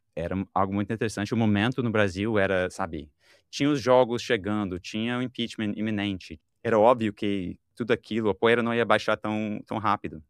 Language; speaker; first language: Portuguese; non-native, fluent; English